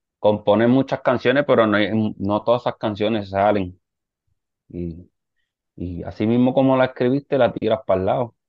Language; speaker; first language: Spanish; native; Spanish